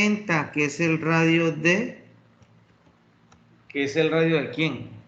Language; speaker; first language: Spanish; native; Spanish